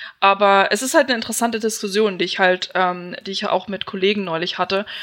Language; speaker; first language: German; native; German